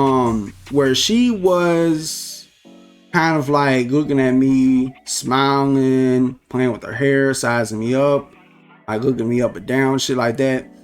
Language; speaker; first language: English; native; English